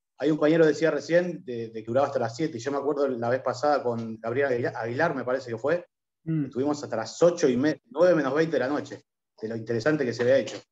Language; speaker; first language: Spanish; native; Spanish